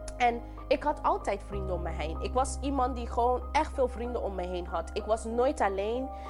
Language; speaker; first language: Dutch; non-native, local second language; English